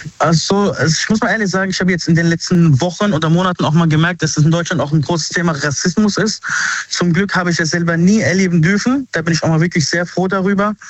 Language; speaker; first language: German; early bilingual, other home language; Arabic